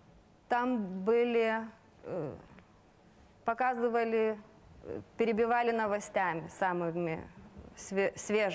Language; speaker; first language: Russian; non-native, local second language; Lithuanian